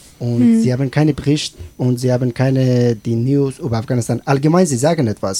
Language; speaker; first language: German; non-native, learner; Persian